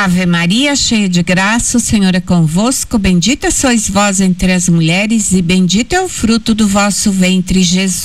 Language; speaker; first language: Portuguese; native; Portuguese